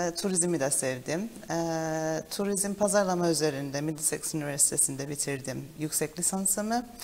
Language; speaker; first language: Turkish; early bilingual, heritage; Turkish